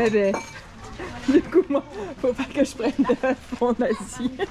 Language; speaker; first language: French; native; French